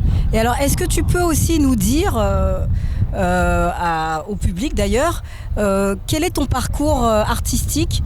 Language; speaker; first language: French; native; French